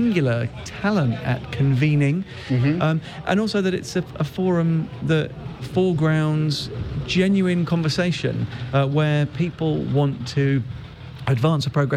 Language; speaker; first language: English; native; English